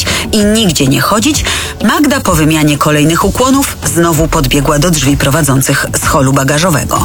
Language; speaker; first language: Polish; native; Polish